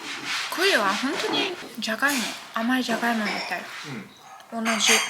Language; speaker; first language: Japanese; non-native, fluent; Russian